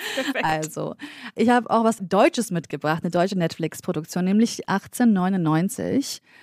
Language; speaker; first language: German; early bilingual, other home language; Kurdish